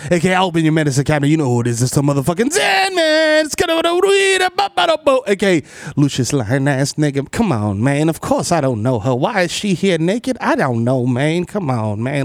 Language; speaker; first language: English; early bilingual, other home language; Spanish